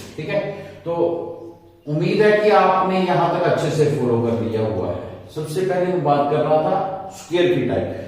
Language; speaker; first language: Hindi; non-native, local second language; Punjabi